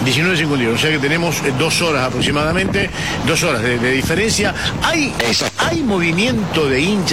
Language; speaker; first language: Spanish; native; Spanish